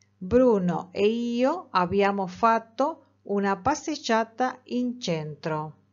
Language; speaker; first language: Italian; non-native, fluent; Spanish